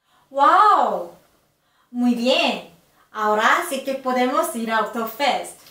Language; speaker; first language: Spanish; non-native, learner; Korean